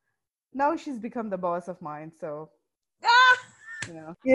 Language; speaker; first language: English; non-native, local second language; Malayalam